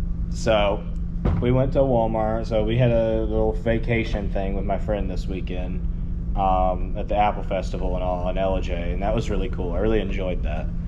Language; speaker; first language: English; native; English